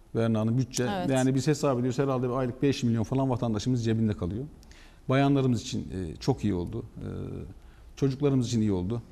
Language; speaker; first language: Turkish; native; Turkish